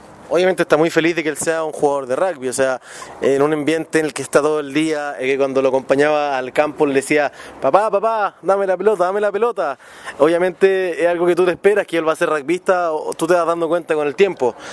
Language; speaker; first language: Spanish; native; Spanish